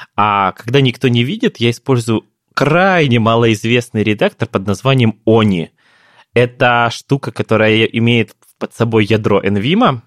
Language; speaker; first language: Russian; native; Russian